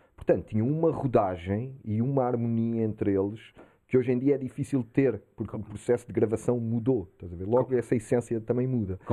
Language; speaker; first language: Portuguese; early bilingual, heritage; Portuguese